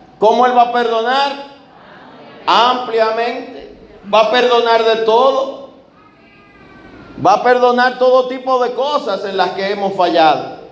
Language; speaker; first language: Spanish; native; Spanish